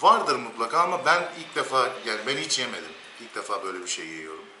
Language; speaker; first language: Turkish; native; Turkish